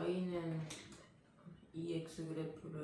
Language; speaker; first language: Korean; native; Korean